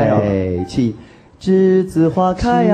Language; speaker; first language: Chinese; native; Chinese